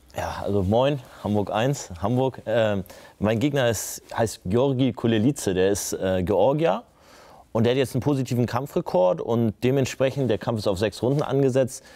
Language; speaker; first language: German; native; German